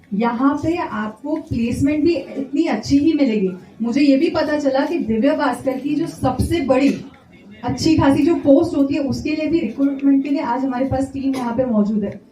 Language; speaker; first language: Hindi; non-native, local second language; Gujarati